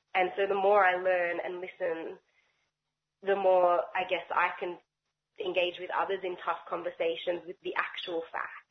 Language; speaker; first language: English; native; English